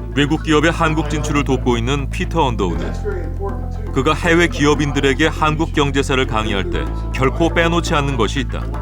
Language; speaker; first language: Korean; native; Korean